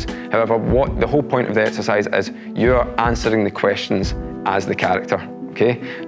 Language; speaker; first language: English; native; English